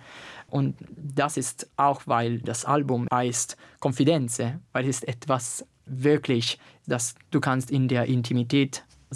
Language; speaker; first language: German; non-native, learner; Italian